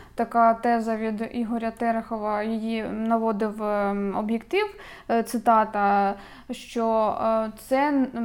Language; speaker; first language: Ukrainian; native; Ukrainian